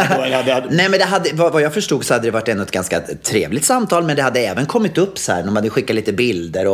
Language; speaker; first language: Swedish; native; Swedish